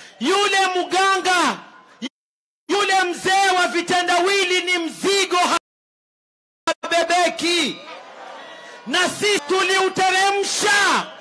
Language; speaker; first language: Swahili; native; Swahili